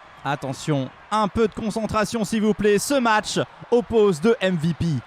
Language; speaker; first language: French; native; French